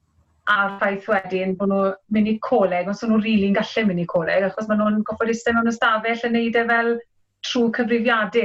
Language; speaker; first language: Welsh; native; Welsh